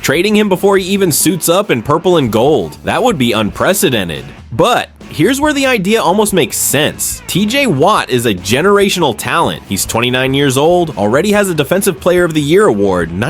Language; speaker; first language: English; native; English